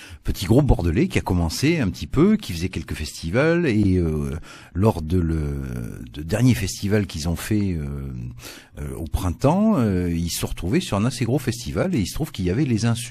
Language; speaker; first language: French; native; French